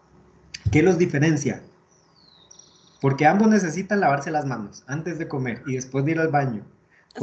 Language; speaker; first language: Spanish; native; Spanish